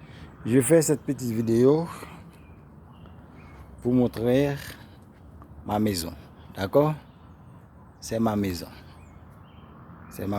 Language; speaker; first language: French; non-native, learner; Haitian Creole